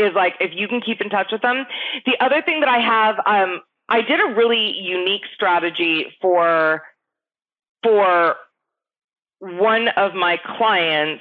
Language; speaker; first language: English; native; English